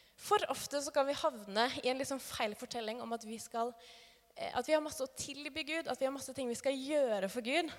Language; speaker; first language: Norwegian; native; Norwegian